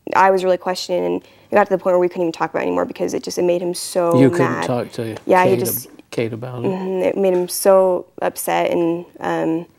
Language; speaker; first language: English; native; English